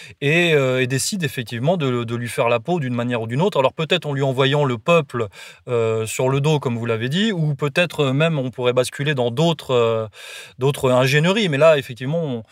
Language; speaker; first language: French; native; French